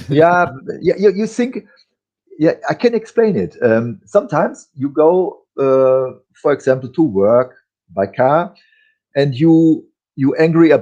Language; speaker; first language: English; non-native, fluent; German